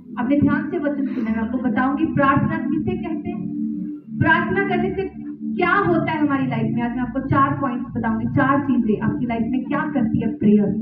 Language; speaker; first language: Hindi; native; Hindi